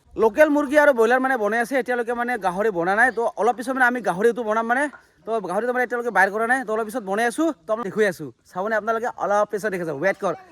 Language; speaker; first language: Assamese; non-native, local second language; Garo